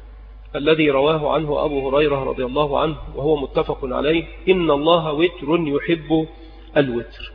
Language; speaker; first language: Arabic; native; Arabic